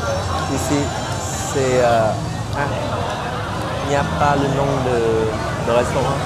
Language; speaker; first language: French; non-native, fluent; Vietnamese